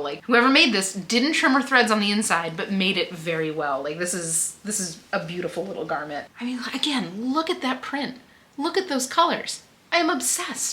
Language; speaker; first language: English; native; English